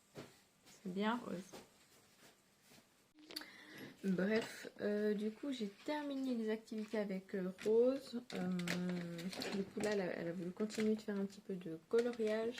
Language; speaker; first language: French; native; French